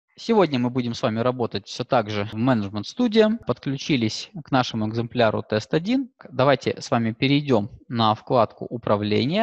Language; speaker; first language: Russian; native; Russian